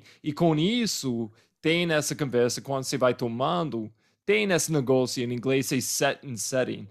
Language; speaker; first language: Portuguese; non-native, fluent; English